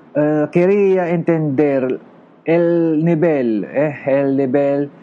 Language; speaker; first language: Spanish; non-native, learner; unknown